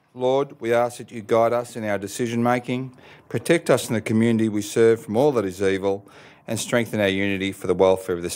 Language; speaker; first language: English; native; English